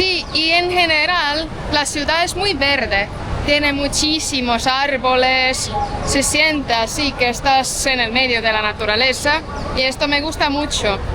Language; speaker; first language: Spanish; non-native, fluent; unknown